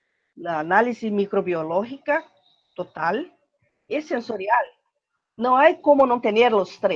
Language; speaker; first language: Spanish; non-native, learner; Portuguese